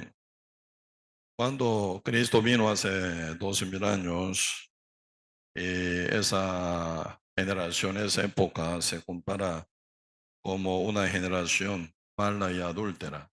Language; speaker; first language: Spanish; non-native, learner; Korean